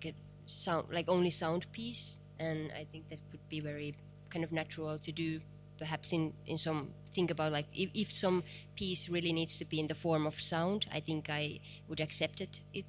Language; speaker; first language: English; non-native, fluent; Finnish